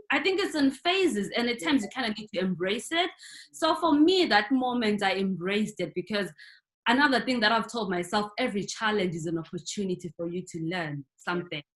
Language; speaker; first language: English; non-native, local second language; North Ndebele